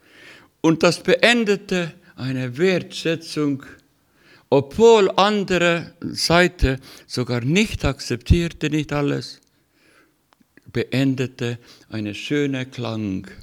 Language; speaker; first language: German; non-native, learner; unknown